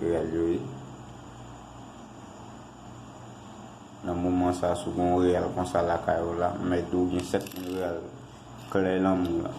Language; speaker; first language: French; non-native, learner; Haitian Creole